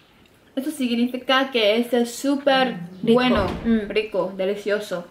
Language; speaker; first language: Spanish; non-native, fluent; Korean